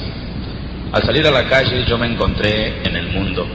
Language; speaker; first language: Spanish; native; Spanish